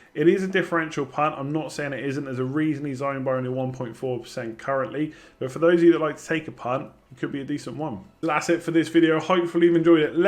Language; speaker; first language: English; native; English